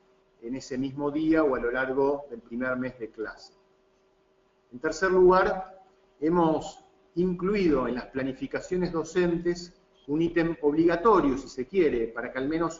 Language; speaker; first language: Spanish; native; Spanish